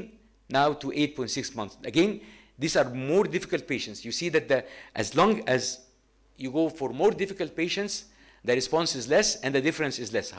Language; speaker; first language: English; non-native, fluent; Arabic